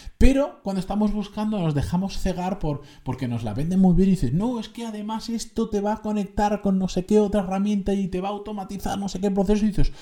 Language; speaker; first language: Spanish; native; Spanish